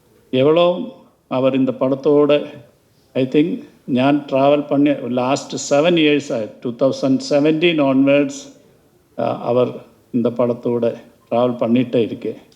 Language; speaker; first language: Tamil; non-native, learner; Malayalam